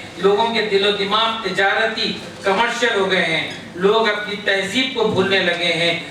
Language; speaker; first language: Urdu; native; Urdu